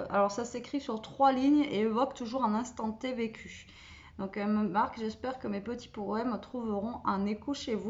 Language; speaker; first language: French; native; French